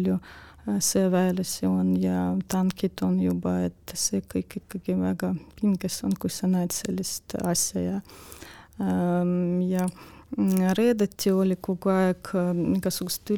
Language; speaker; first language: Estonian; non-native, local second language; Russian